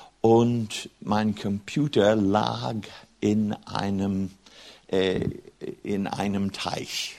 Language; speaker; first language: German; non-native, fluent; English